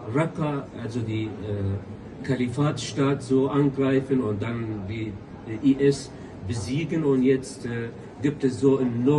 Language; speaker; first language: German; non-native, local second language; Kurdish